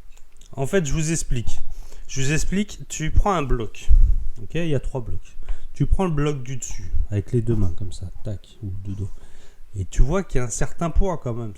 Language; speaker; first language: French; native; French